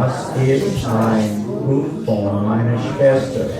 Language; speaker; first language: German; non-native, learner; English